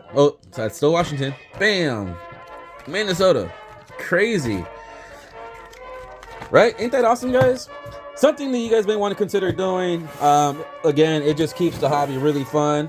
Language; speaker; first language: English; native; English